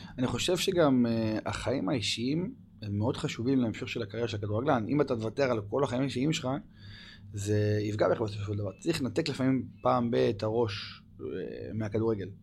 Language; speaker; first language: Hebrew; early bilingual, other home language; English